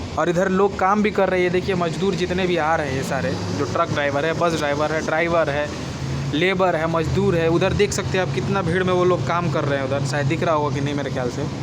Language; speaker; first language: Hindi; native; Hindi